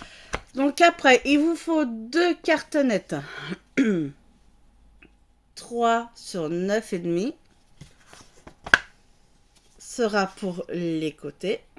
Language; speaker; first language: French; native; French